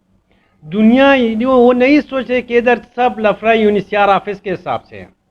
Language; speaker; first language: Hindi; non-native, fluent; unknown